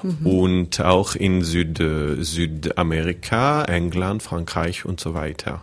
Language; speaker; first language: German; non-native, fluent; French